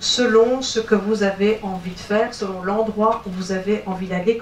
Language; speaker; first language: French; native; French